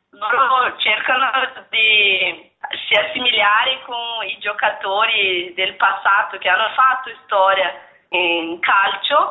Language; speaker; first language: Italian; non-native, learner; Portuguese